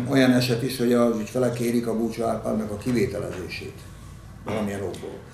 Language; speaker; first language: Bosnian; non-native, local second language; Hungarian